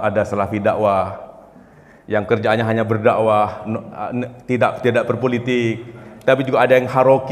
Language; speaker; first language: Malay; non-native, local second language; Javanese